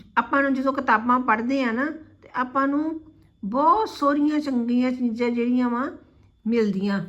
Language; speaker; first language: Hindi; non-native, local second language; Punjabi